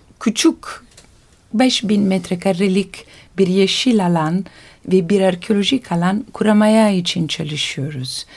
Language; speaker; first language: Turkish; non-native, learner; Italian